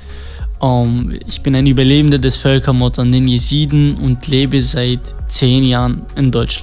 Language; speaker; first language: German; non-native, fluent; Kurdish